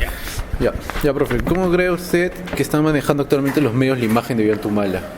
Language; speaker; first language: Spanish; native; Spanish